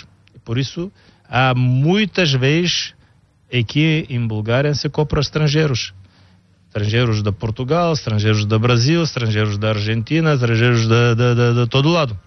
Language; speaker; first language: Portuguese; non-native, fluent; Bulgarian